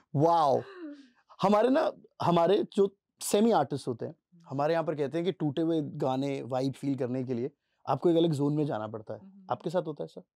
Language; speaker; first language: Hindi; native; Hindi